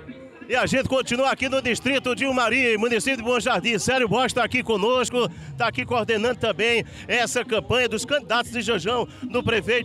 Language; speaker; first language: Portuguese; native; Portuguese